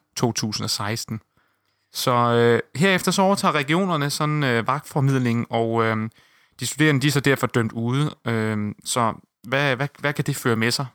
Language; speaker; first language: Danish; native; Danish